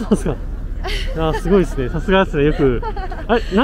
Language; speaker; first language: Japanese; native; Japanese